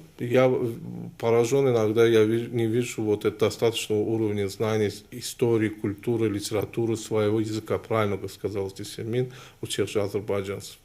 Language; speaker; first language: Russian; non-native, local second language; Azerbaijani